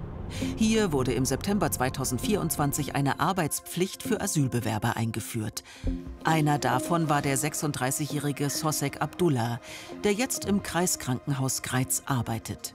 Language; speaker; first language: German; native; German